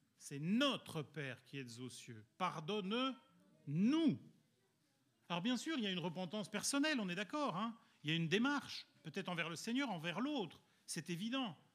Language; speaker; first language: French; early bilingual, other home language; Italian